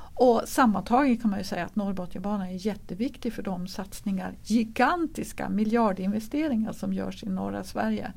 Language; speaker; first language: Swedish; native; Swedish